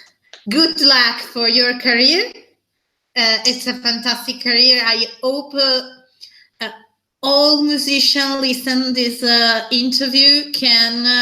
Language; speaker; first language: English; non-native, learner; Italian